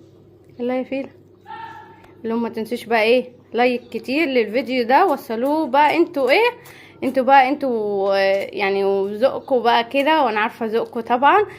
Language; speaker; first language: Arabic; native; Arabic